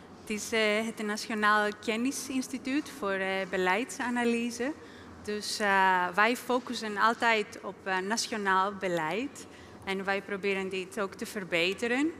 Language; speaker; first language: Dutch; non-native, fluent; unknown